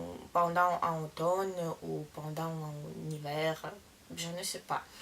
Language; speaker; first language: French; non-native, learner; Russian